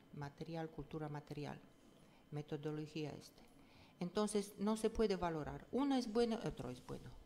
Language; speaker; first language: Spanish; non-native, fluent; Polish